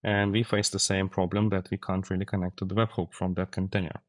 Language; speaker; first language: English; non-native, fluent; Russian